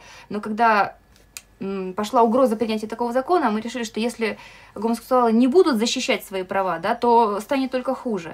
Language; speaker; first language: Russian; native; Russian